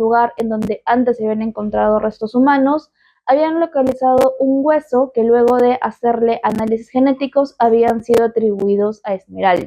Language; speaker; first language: Spanish; native; Spanish